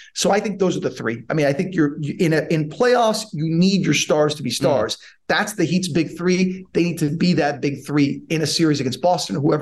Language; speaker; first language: English; native; English